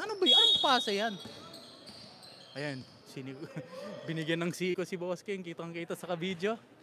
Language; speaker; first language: Filipino; non-native, learner; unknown